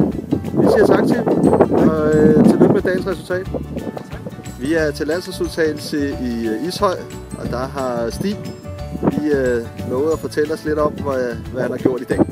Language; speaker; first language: Danish; native; Danish